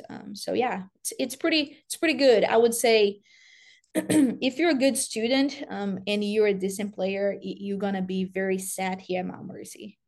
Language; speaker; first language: English; non-native, fluent; Portuguese